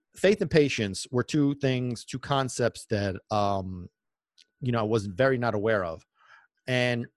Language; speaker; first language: English; non-native, fluent; Italian